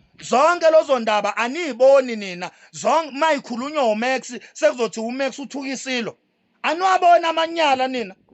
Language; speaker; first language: Zulu; native; Zulu